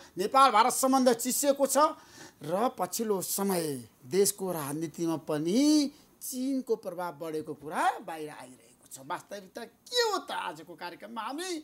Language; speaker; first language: Nepali; native; Nepali